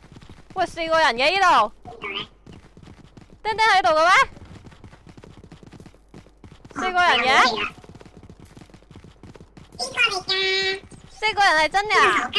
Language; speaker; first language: Chinese; native; Chinese